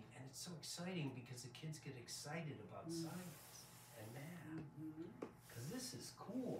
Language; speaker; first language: English; native; English